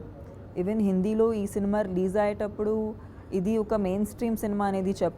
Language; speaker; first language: Telugu; non-native, fluent; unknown